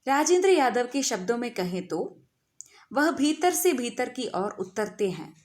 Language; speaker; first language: Hindi; non-native, local second language; Malayalam